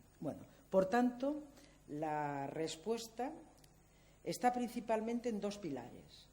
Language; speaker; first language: Spanish; native; Spanish